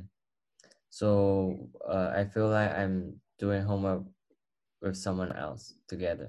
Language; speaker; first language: English; non-native, learner; Cantonese